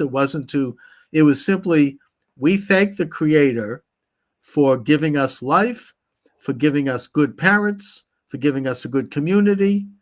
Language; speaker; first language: English; native; English